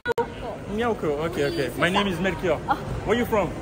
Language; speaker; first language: English; non-native, learner; French